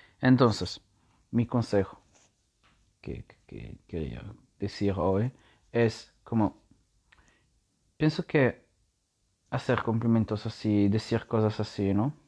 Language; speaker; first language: Spanish; non-native, learner; Italian